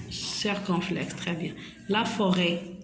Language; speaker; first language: French; non-native, local second language; Arabic